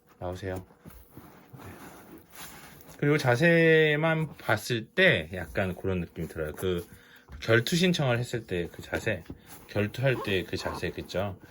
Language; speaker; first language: Korean; native; Korean